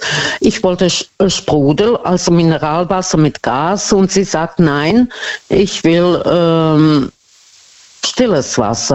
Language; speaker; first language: German; non-native, fluent; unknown